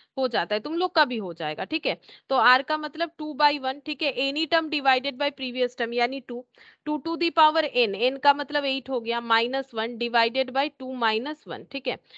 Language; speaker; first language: Hindi; native; Hindi